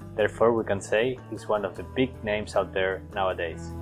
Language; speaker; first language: English; non-native, fluent; Spanish